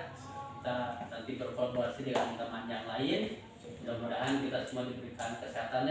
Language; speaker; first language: Indonesian; native; Indonesian